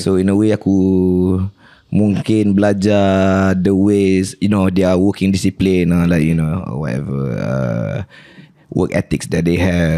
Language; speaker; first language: English; non-native, local second language; Malay